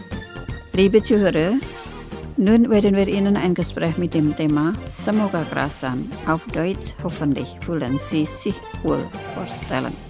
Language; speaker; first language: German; non-native, fluent; Indonesian